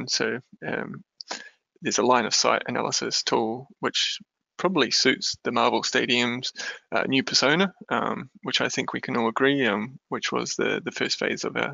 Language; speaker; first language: English; native; English